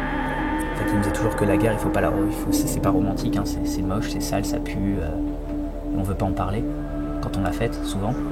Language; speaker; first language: French; native; French